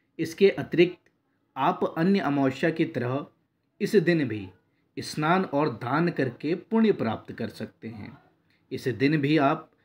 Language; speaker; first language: Hindi; native; Hindi